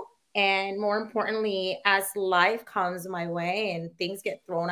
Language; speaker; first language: English; non-native, local second language; Filipino